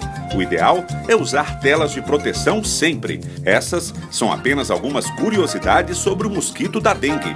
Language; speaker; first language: Portuguese; native; Portuguese